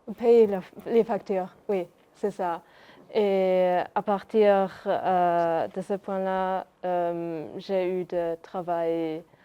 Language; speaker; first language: French; non-native, local second language; Luxembourgish